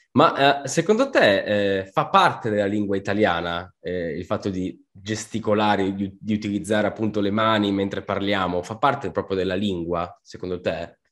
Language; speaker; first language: Italian; native; Italian